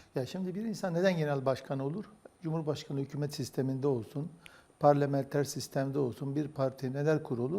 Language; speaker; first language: Turkish; native; Turkish